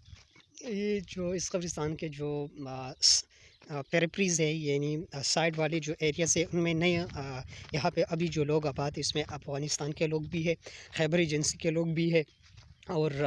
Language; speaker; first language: Urdu; non-native, local second language; Pashto